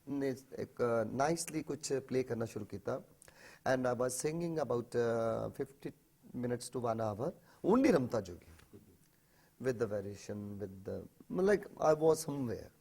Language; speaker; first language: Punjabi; native; Punjabi